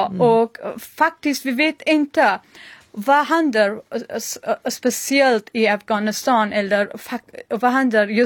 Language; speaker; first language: Swedish; non-native, learner; Persian